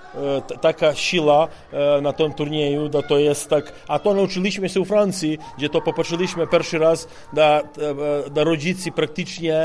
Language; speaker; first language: Polish; non-native, learner; Serbian